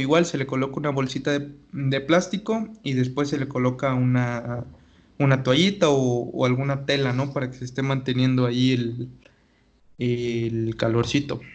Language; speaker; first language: Spanish; native; Spanish